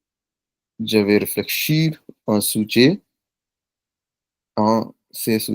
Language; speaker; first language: French; non-native, learner; Punjabi